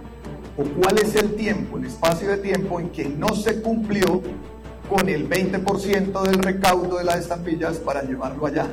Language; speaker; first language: Spanish; native; Spanish